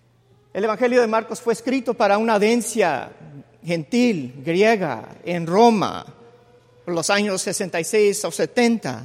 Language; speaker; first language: Spanish; early bilingual, heritage; Spanish